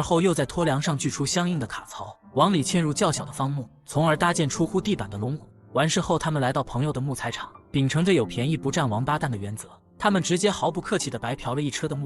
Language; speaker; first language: Chinese; native; Chinese